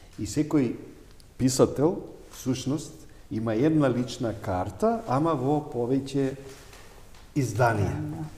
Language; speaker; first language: Macedonian; native; Macedonian